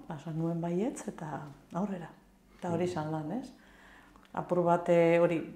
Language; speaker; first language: Basque; non-native, local second language; Spanish